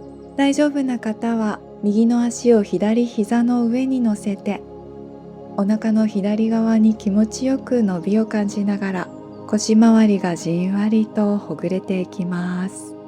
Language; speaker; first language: Japanese; native; Japanese